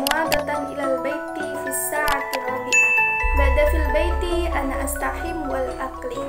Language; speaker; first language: Arabic; non-native, learner; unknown